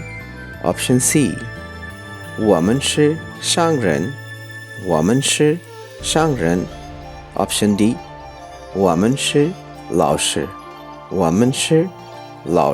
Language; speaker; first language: Chinese; non-native, fluent; Urdu